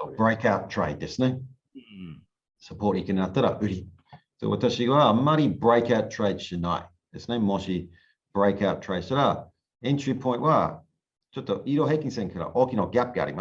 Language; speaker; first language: Japanese; non-native, learner; English